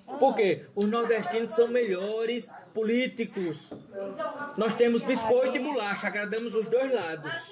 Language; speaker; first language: Portuguese; native; Portuguese